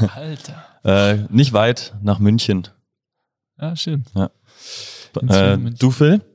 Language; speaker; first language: German; native; German